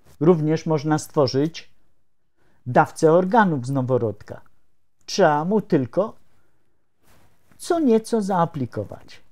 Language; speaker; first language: Polish; native; Polish